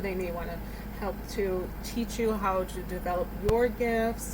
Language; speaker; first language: English; native; English